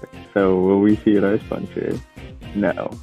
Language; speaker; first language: English; native; English